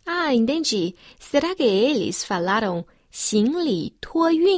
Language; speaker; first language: Portuguese; non-native, fluent; Chinese